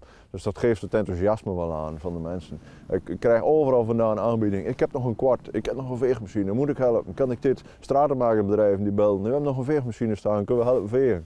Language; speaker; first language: Dutch; native; Dutch